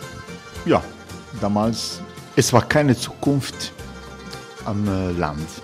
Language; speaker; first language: German; non-native, learner; Croatian